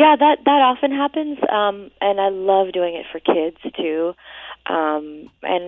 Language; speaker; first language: English; native; English